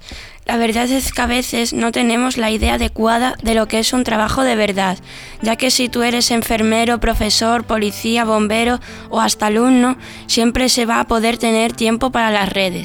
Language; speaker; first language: Spanish; native; Spanish